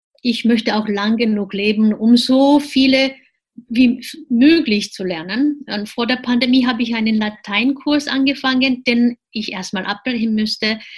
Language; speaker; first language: German; non-native, fluent; Japanese